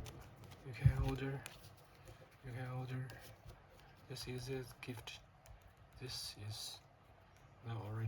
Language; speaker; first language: English; non-native, learner; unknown